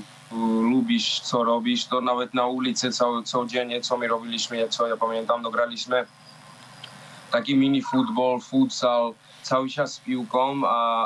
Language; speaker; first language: Polish; non-native, learner; Georgian